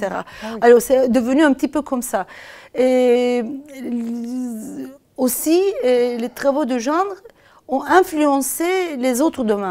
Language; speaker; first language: French; non-native, fluent; Turkish